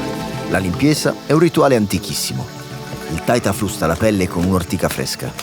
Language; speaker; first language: Italian; native; Italian